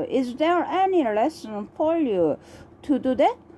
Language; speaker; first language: English; non-native, learner; Korean